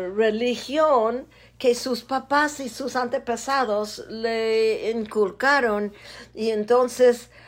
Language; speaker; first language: Spanish; non-native, fluent; English